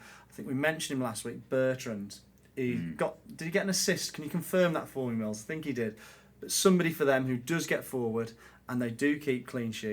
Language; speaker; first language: English; native; English